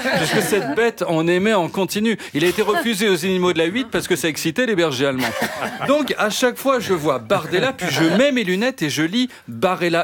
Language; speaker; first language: French; native; French